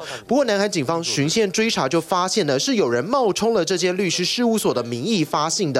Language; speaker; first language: Chinese; native; Chinese